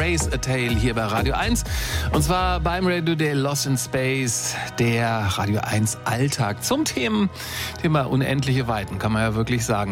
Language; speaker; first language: German; native; German